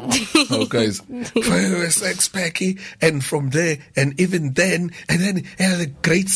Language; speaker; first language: English; non-native, local second language; Zulu